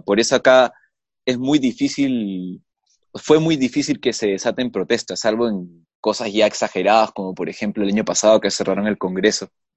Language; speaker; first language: Spanish; native; Spanish